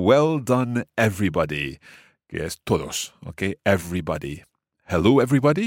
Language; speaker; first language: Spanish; non-native, fluent; English